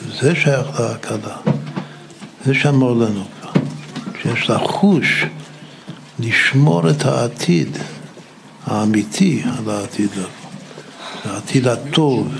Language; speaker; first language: Hebrew; non-native, fluent; English